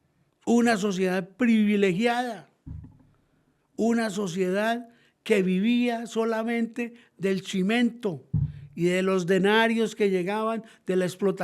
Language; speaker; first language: Spanish; native; Spanish